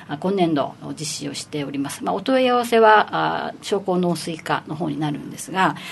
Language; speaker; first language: Japanese; native; Japanese